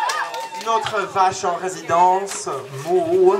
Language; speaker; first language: French; non-native, learner; English